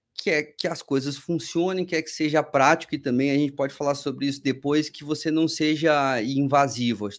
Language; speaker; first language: Portuguese; native; Portuguese